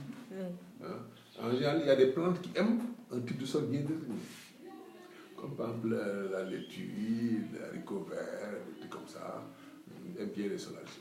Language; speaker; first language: French; non-native, local second language; Wolof